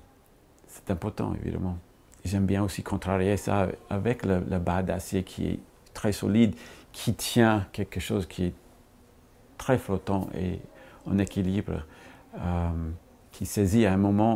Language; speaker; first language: French; non-native, fluent; English